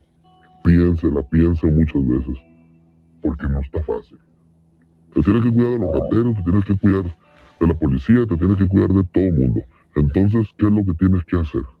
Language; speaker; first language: Spanish; native; Spanish